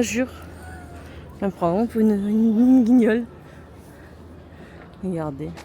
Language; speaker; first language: French; native; French